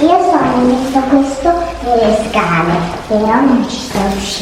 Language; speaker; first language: Italian; early bilingual, heritage; Albanian